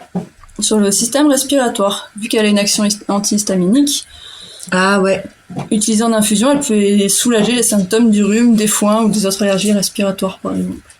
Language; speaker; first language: French; native; French